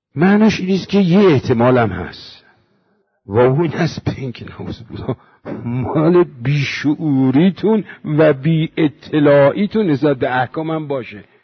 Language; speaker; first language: Persian; native; Persian